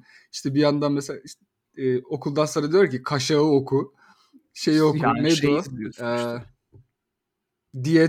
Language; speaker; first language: Turkish; native; Turkish